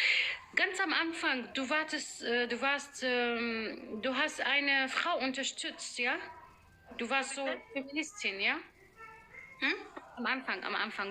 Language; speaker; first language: German; non-native, fluent; Arabic